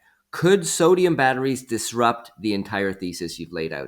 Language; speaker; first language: English; native; English